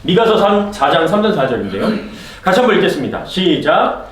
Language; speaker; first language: Korean; native; Korean